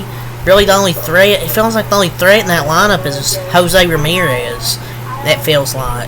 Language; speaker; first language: English; native; English